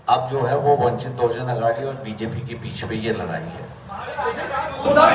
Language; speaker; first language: Hindi; non-native, local second language; Marathi